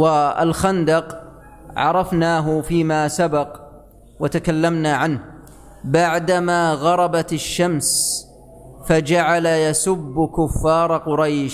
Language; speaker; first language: Arabic; native; Arabic